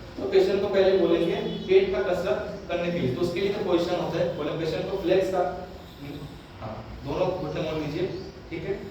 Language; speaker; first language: Hindi; non-native, local second language; Bangla